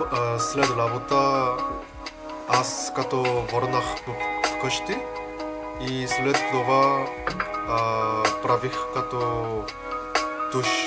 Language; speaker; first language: Bulgarian; non-native, learner; Korean